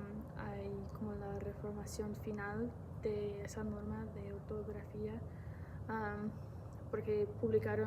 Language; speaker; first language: Spanish; non-native, fluent; English